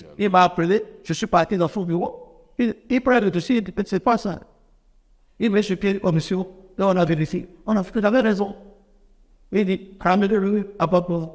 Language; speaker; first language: French; non-native, local second language; Fon